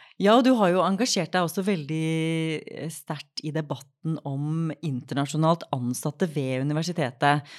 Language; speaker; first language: Norwegian; native; Norwegian